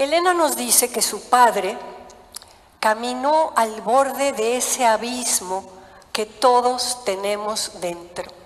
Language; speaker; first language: Spanish; native; Spanish